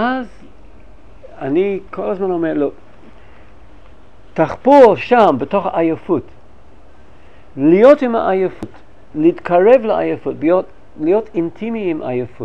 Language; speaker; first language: Hebrew; non-native, fluent; English